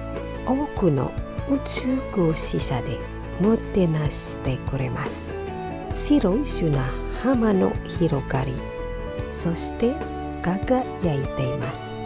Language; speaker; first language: Japanese; non-native, fluent; Indonesian